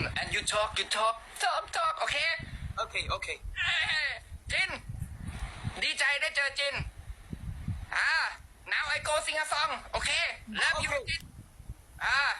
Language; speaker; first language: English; non-native, learner; Thai